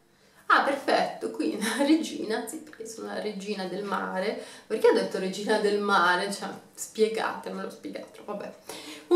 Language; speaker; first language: Italian; native; Italian